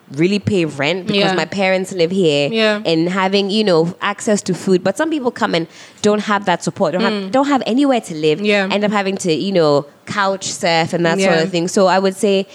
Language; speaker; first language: English; native; English